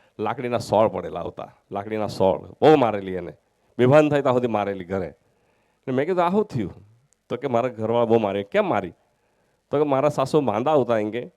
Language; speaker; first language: Gujarati; native; Gujarati